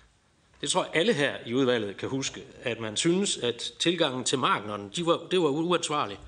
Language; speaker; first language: Danish; native; Danish